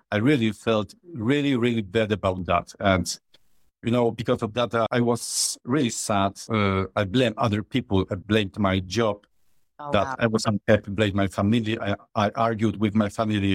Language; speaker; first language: English; non-native, fluent; Polish